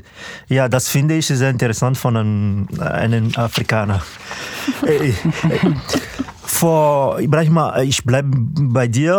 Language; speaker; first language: German; non-native, fluent; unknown